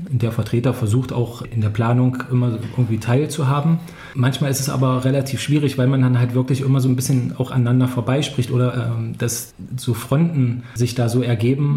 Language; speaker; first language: German; native; German